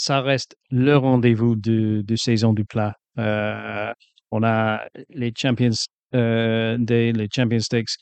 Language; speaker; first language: French; non-native, fluent; English